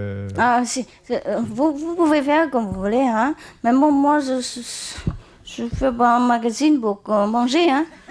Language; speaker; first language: French; non-native, fluent; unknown